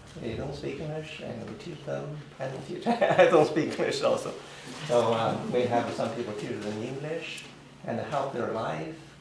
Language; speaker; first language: English; non-native, learner; Chinese